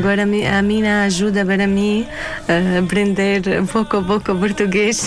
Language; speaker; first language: Portuguese; non-native, learner; Arabic